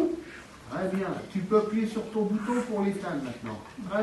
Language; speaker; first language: French; native; French